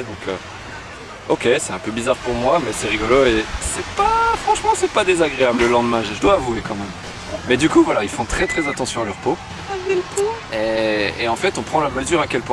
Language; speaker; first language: French; native; French